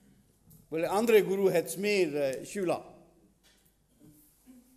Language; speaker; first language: German; non-native, fluent; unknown